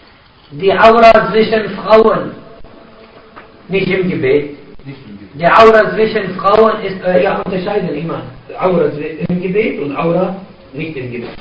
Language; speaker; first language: German; non-native, fluent; Arabic